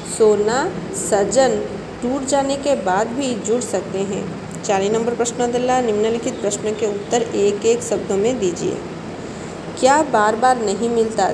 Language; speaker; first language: Hindi; non-native, local second language; Odia